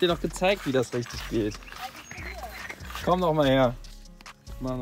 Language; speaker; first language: German; native; German